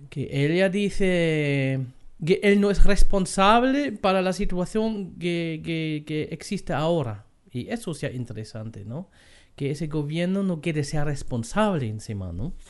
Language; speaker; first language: Spanish; non-native, fluent; German